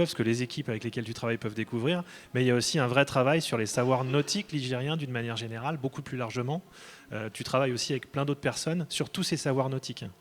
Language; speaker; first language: French; native; French